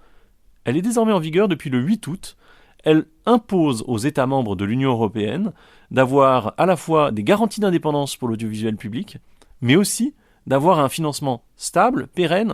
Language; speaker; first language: French; native; French